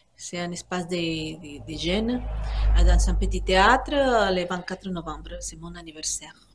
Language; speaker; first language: French; non-native, fluent; Spanish